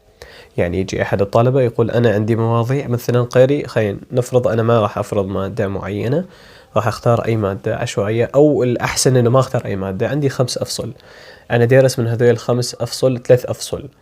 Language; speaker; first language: Arabic; native; Arabic